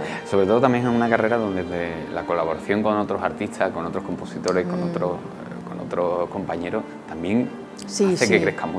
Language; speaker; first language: Spanish; native; Spanish